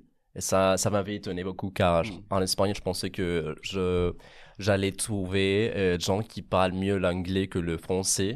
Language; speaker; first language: French; non-native, fluent; Catalan